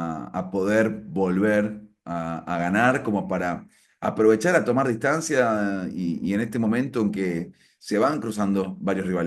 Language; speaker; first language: Spanish; native; Spanish